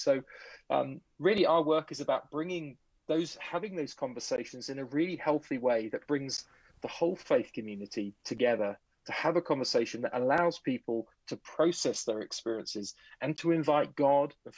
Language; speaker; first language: English; native; English